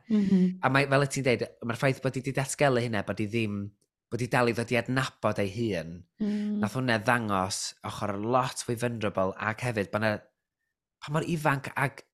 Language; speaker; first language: Welsh; native; Welsh